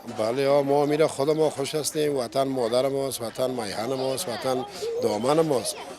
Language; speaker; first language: Persian; native; Persian